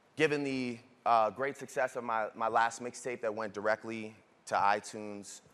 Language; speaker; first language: English; native; English